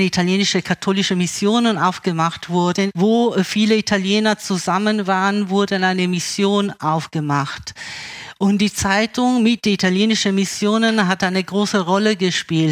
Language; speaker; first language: German; early bilingual, other home language; Italian